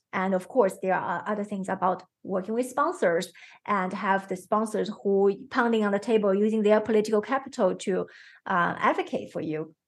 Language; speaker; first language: English; non-native, fluent; Chinese